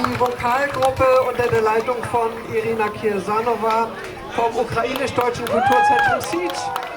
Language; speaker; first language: German; native; German